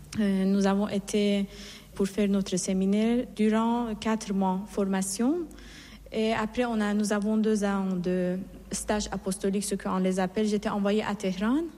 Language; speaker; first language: French; non-native, fluent; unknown